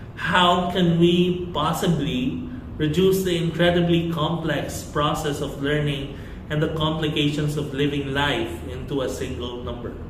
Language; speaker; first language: English; non-native, local second language; Filipino